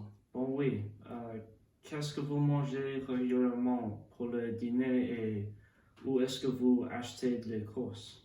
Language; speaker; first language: French; non-native, learner; English